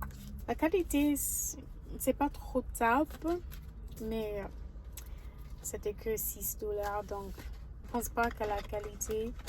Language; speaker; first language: French; non-native, fluent; English